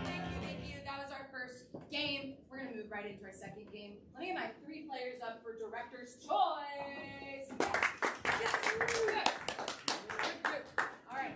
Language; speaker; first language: English; native; English